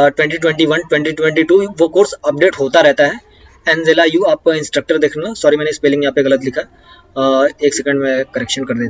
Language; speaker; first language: Hindi; native; Hindi